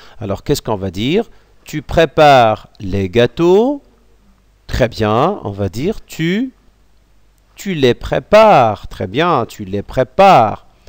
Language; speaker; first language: French; non-native, local second language; Arabic